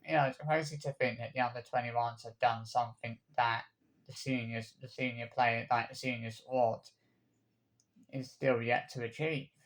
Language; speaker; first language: English; native; English